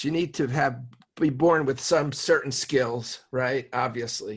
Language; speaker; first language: English; native; English